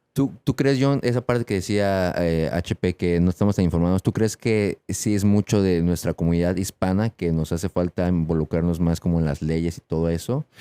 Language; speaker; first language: Spanish; native; Spanish